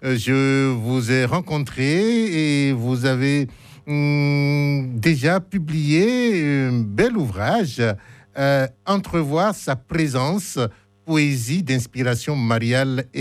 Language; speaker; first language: French; native; French